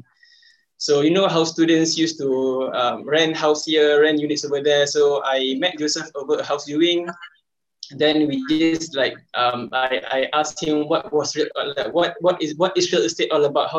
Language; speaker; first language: English; non-native, local second language; Malay